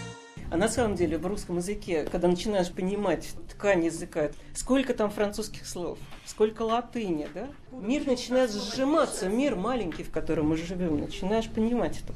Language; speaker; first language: Russian; native; Russian